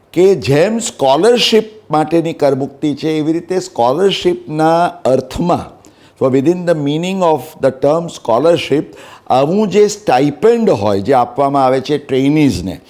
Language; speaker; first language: Gujarati; native; Gujarati